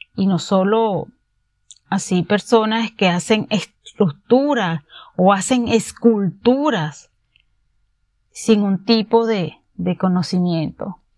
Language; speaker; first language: Spanish; native; Spanish